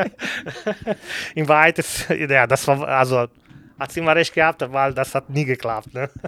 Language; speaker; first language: German; non-native, learner; Italian